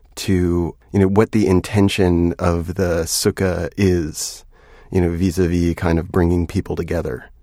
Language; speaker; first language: English; native; English